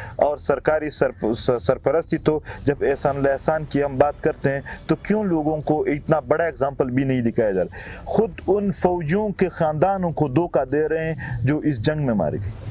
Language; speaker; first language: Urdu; non-native, local second language; Pashto